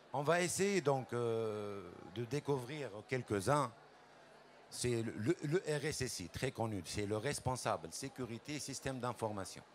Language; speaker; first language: French; non-native, local second language; Arabic